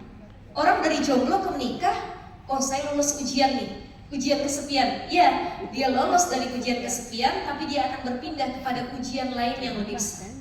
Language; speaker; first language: Indonesian; native; Indonesian